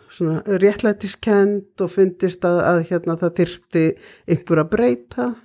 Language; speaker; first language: Icelandic; native; Icelandic